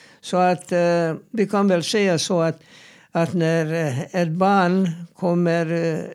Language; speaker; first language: Swedish; non-native, fluent; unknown